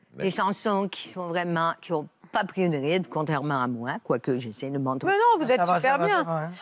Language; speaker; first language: French; native; French